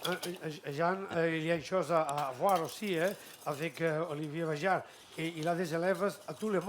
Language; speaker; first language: French; non-native, learner; Catalan